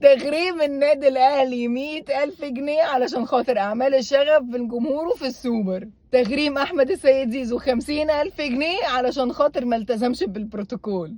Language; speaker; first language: Arabic; native; Arabic